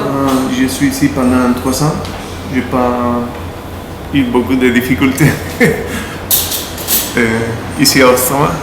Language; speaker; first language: French; non-native, learner; Spanish